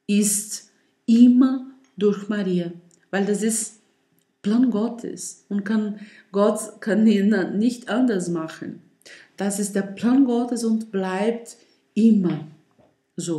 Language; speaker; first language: German; non-native, learner; Portuguese